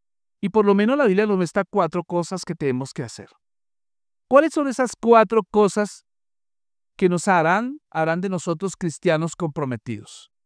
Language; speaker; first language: Spanish; native; Spanish